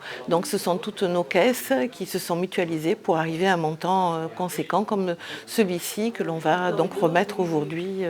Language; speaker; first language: French; native; French